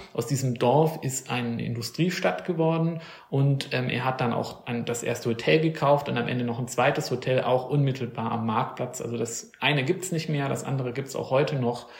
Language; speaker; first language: German; native; German